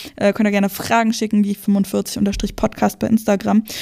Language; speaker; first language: German; native; German